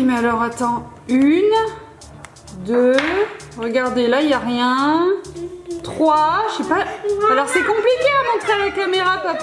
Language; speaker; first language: French; native; French